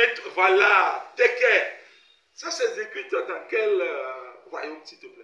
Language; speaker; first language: French; non-native, local second language; Fon